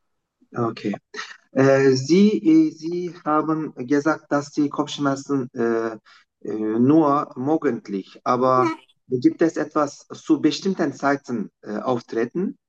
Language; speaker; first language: German; non-native, fluent; Turkish